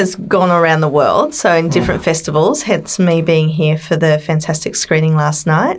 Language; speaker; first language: English; native; English